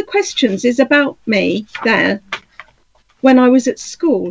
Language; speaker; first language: English; native; English